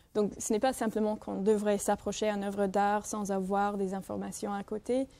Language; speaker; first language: French; non-native, fluent; English